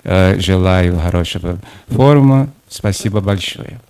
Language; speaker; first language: Russian; non-native, fluent; Portuguese